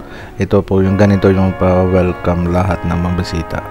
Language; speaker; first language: Filipino; early bilingual, heritage; Filipino